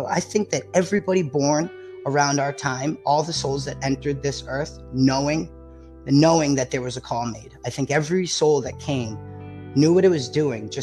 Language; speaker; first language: English; native; English